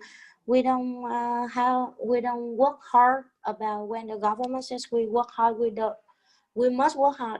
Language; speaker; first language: English; non-native, learner; Vietnamese